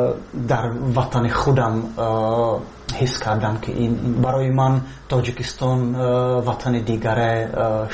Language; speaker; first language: Persian; non-native, fluent; Slovak